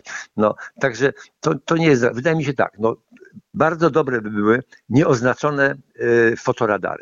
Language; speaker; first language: Polish; native; Polish